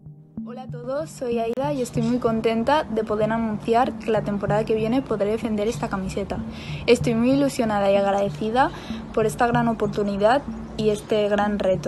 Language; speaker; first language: Spanish; native; Spanish